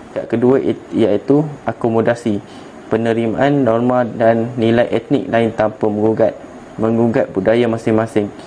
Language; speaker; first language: Malay; native; Malay